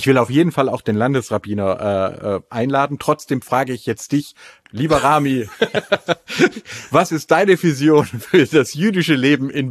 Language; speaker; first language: German; native; German